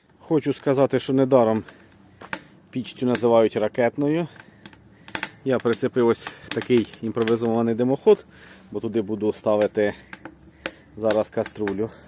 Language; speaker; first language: Ukrainian; native; Ukrainian